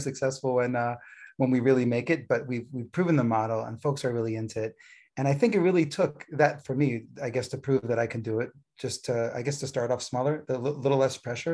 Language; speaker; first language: English; native; English